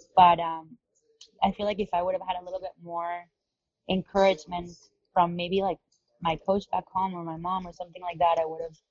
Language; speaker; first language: English; non-native, fluent; Spanish